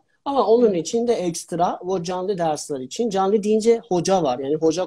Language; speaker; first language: Turkish; non-native, fluent; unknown